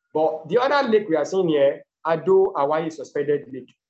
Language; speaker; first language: English; non-native, local second language; Yoruba